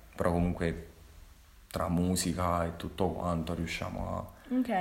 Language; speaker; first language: Italian; native; Italian